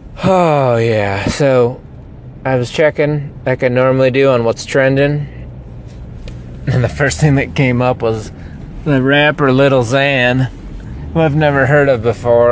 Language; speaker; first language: English; native; English